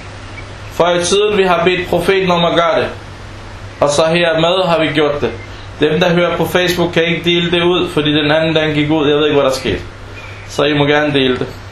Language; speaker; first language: Danish; non-native, fluent; Arabic